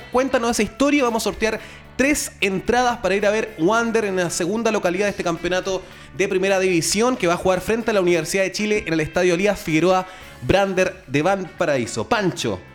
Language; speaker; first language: Spanish; native; Spanish